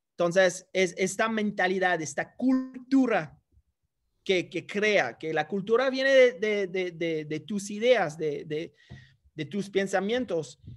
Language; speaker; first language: Spanish; non-native, fluent; English